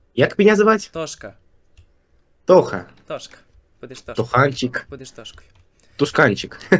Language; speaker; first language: Russian; native; Russian